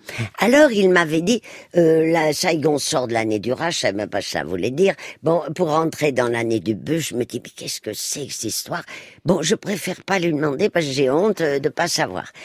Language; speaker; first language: French; early bilingual, other home language; Spanish